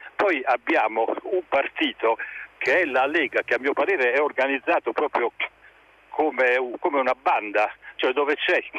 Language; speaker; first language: Italian; native; Italian